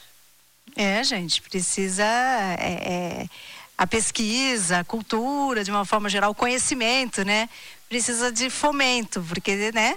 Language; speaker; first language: Portuguese; native; Portuguese